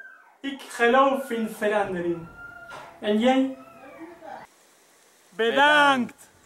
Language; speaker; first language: Dutch; non-native, learner; Spanish